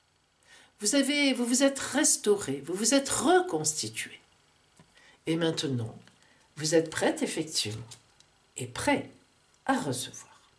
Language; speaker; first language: French; native; French